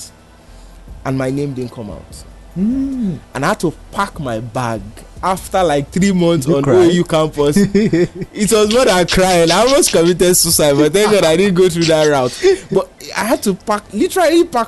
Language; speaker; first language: English; non-native, local second language; Yoruba